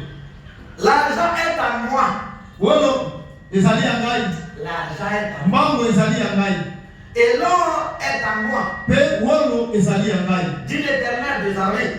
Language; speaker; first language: French; non-native, local second language; Lingala